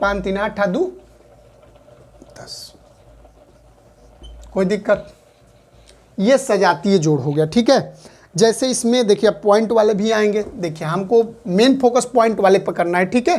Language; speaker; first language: Hindi; native; Hindi